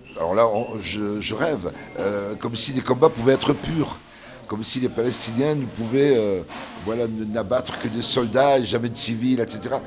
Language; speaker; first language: French; early bilingual, other home language; Kabyle